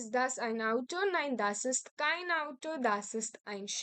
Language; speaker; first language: German; non-native, fluent; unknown